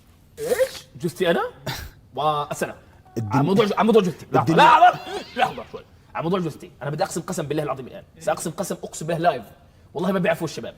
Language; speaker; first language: Arabic; native; Arabic